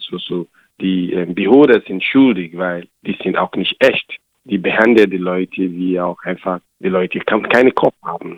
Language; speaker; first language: German; non-native, learner; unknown